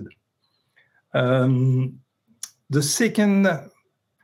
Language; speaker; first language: English; non-native, fluent; French